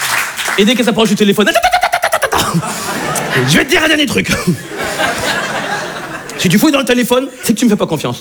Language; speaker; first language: French; native; French